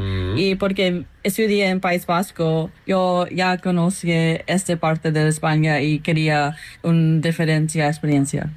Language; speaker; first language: Spanish; non-native, fluent; English